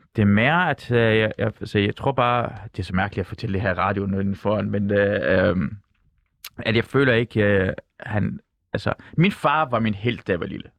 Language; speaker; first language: Danish; non-native, local second language; Persian